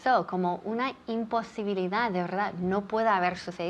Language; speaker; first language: Spanish; non-native, fluent; English